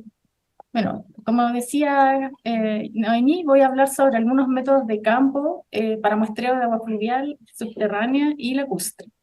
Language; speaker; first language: Spanish; native; Spanish